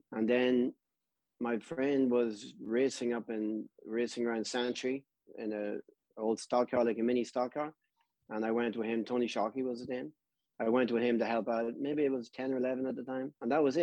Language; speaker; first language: English; native; English